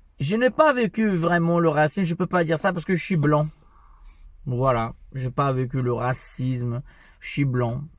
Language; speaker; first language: French; non-native, fluent; Portuguese